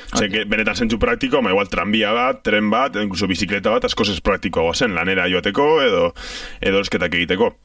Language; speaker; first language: Basque; native; Basque